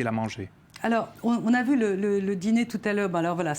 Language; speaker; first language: French; native; French